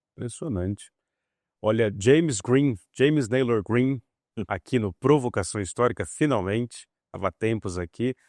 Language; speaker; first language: Portuguese; native; Portuguese